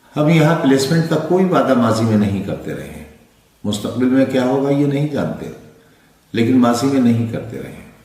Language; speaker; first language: Urdu; native; Urdu